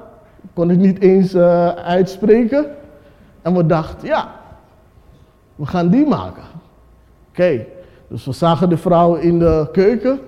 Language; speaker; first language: Dutch; non-native, fluent; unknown